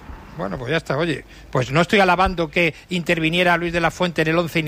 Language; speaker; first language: Spanish; native; Spanish